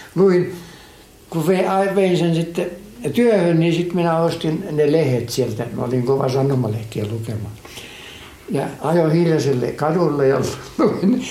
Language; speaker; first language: Finnish; native; Finnish